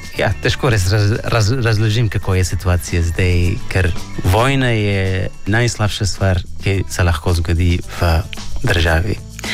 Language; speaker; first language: Slovenian; non-native, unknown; Arabic